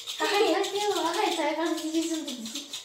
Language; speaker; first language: French; native; French